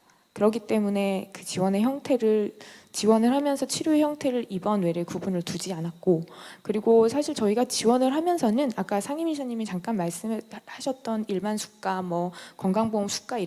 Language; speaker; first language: Korean; native; Korean